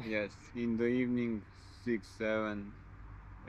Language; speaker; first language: English; non-native, learner; Serbian